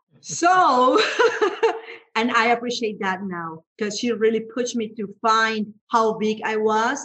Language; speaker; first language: English; non-native, fluent; Spanish